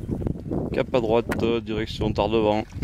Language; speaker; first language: French; native; French